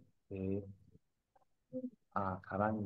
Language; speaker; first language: Korean; non-native, fluent; Vietnamese